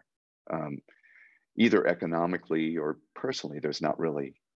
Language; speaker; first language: English; native; English